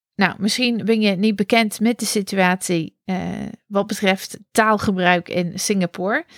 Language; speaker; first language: Dutch; non-native, fluent; English